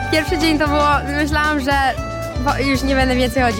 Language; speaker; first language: Polish; early bilingual, heritage; Polish